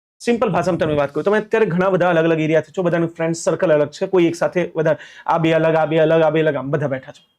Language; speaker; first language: Gujarati; native; Gujarati